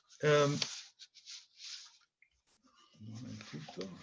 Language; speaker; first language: Spanish; non-native, fluent; German